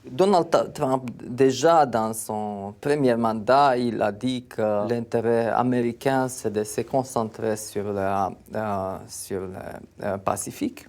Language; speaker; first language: French; non-native, fluent; Romanian